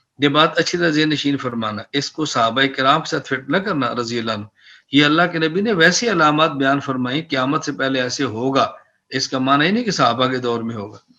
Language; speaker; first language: Urdu; non-native, local second language; Punjabi